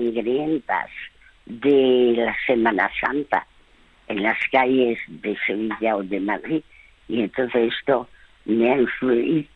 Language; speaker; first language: Spanish; early bilingual, other home language; French